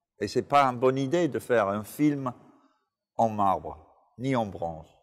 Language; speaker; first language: French; non-native, fluent; English